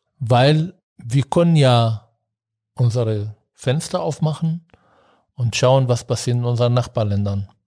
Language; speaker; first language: German; non-native, fluent; Arabic